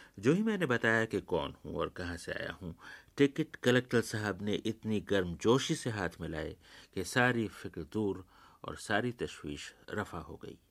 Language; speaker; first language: Urdu; native; Urdu